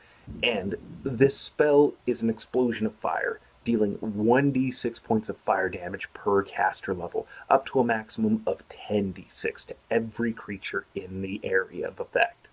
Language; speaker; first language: English; native; English